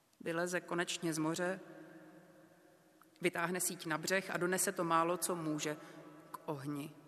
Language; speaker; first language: Czech; native; Czech